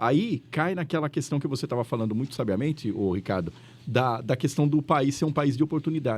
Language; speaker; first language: Portuguese; native; Portuguese